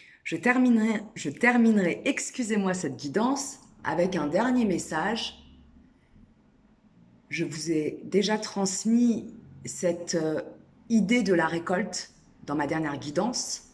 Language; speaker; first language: French; native; French